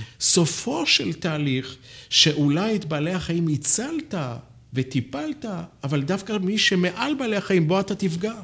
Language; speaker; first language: Hebrew; native; Hebrew